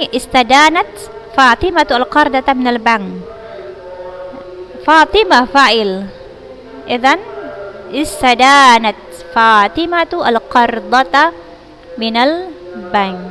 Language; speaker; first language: Arabic; non-native, fluent; Indonesian